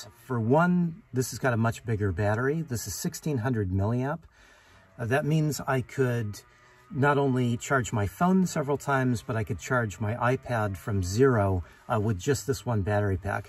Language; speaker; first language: English; native; English